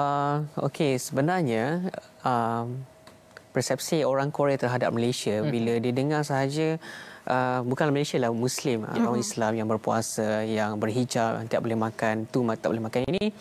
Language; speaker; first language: Malay; native; Malay